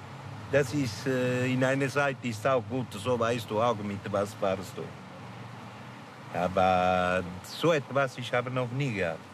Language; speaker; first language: German; non-native, learner; Italian